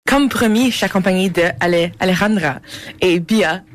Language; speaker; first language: French; native; French